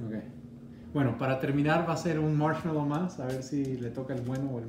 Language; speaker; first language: Spanish; early bilingual, other home language; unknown